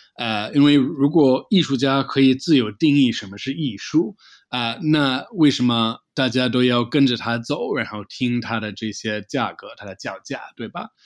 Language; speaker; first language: Chinese; non-native, fluent; English